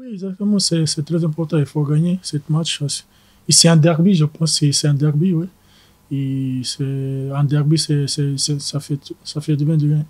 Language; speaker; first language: French; non-native, learner; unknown